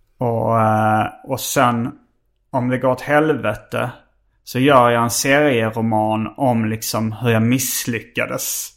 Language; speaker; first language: Swedish; native; Swedish